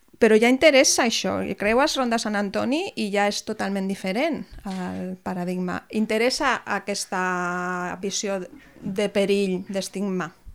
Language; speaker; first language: Catalan; non-native, local second language; Spanish